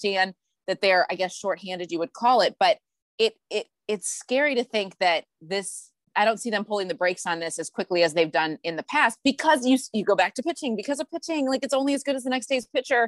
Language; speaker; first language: English; native; English